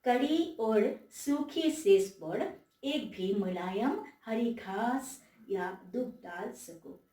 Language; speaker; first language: Hindi; non-native, local second language; Assamese